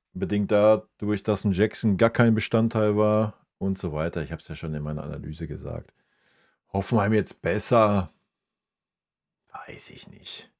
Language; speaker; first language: German; native; German